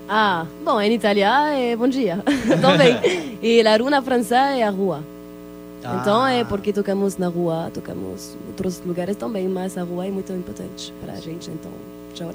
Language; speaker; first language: Portuguese; non-native, fluent; French